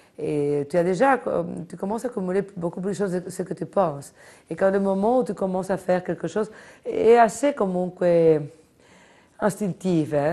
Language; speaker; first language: French; non-native, fluent; Spanish